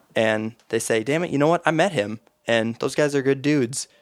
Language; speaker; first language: English; native; English